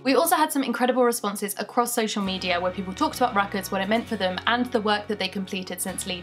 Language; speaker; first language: English; native; English